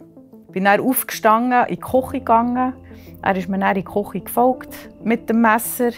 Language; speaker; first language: German; native; German